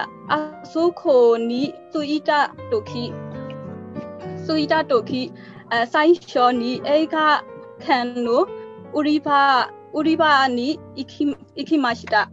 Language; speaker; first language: Japanese; non-native, learner; Burmese